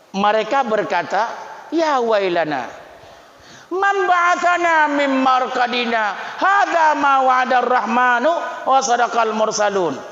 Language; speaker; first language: Malay; non-native, local second language; Achinese